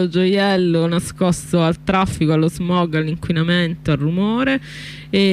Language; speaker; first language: Italian; native; Italian